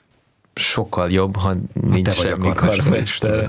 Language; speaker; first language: Hungarian; non-native, fluent; Russian